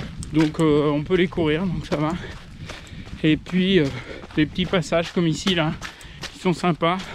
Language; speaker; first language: French; native; French